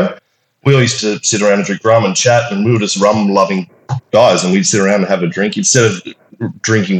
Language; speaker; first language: English; native; English